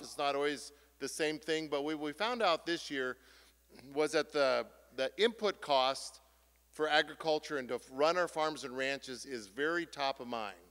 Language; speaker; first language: English; native; English